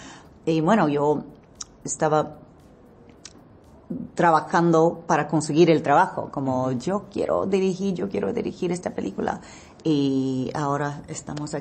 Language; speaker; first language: Spanish; early bilingual, heritage; English